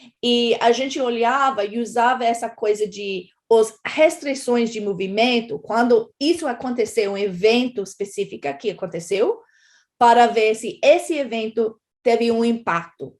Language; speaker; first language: Portuguese; non-native, fluent; English